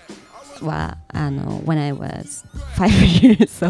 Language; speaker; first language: English; non-native, learner; Japanese